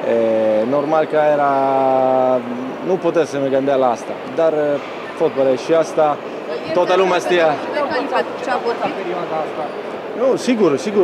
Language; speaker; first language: Romanian; non-native, fluent; Italian